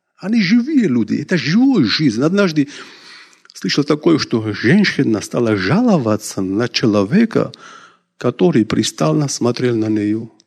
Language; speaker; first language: Russian; non-native, local second language; Georgian